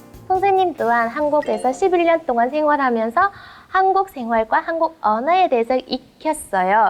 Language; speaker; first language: Korean; non-native, fluent; Mongolian